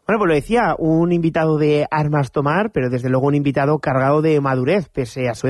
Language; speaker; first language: Spanish; native; Spanish